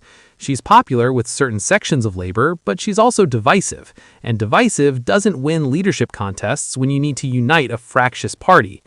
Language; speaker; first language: English; native; English